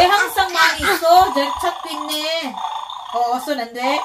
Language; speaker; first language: Korean; non-native, learner; Filipino